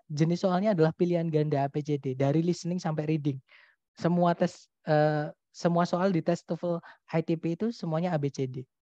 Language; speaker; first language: Indonesian; non-native, local second language; Javanese